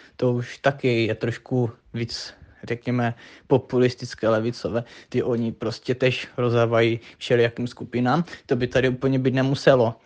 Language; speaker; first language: Czech; native; Czech